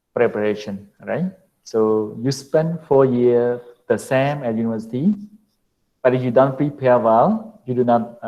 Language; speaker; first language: English; non-native, fluent; Khmer